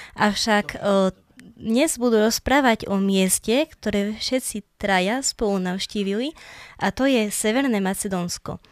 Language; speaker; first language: Slovak; native; Slovak